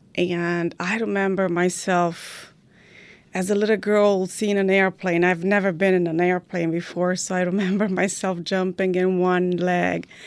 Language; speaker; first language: English; non-native, fluent; Romanian